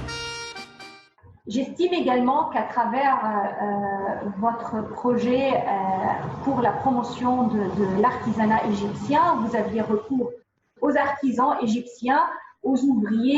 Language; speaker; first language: French; non-native, fluent; Arabic